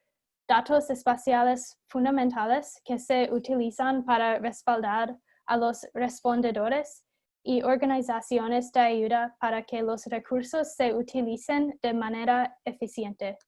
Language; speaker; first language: Spanish; non-native, fluent; English